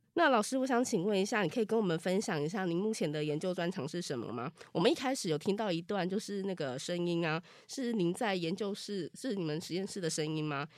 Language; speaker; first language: Chinese; native; Chinese